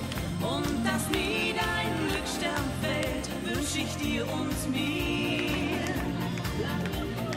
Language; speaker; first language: German; native; German